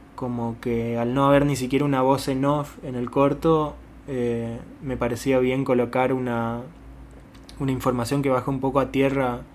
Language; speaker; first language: Spanish; native; Spanish